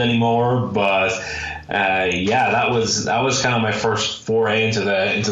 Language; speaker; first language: English; native; English